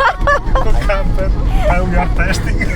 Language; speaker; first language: English; non-native, learner; Italian